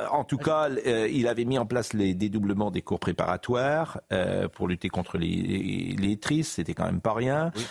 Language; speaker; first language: French; native; French